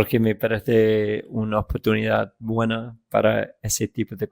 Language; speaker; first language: Spanish; non-native, fluent; English